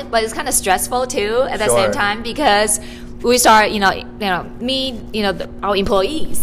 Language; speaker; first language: English; non-native, fluent; Chinese